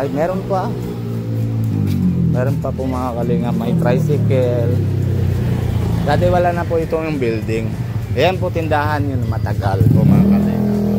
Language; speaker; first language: Filipino; non-native, fluent; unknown